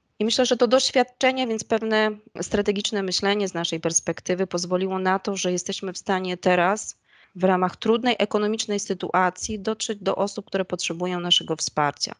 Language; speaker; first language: Polish; native; Polish